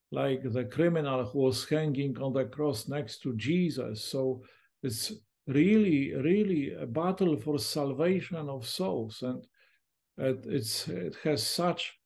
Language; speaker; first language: English; non-native, fluent; Polish